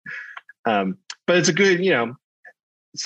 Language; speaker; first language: English; native; English